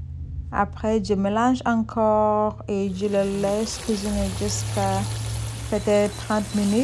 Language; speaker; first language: French; non-native, learner; Soninke